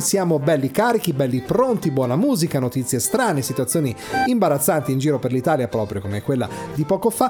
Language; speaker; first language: Italian; native; Italian